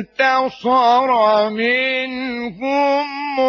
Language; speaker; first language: Arabic; native; Arabic